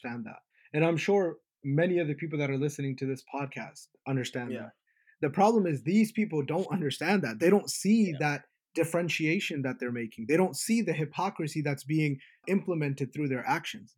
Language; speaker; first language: English; native; English